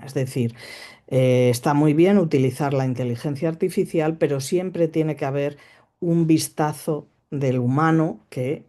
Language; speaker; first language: Spanish; native; Spanish